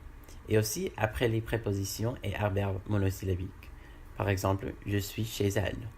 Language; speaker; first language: French; non-native, learner; English